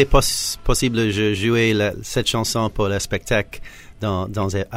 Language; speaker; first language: French; non-native, learner; English